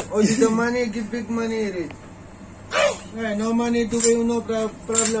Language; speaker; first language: English; non-native, learner; Hindi